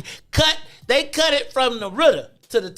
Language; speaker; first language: English; native; English